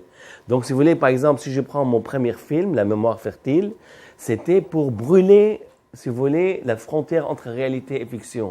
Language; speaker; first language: French; non-native, fluent; Arabic